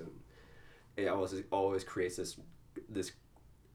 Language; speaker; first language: English; early bilingual, other home language; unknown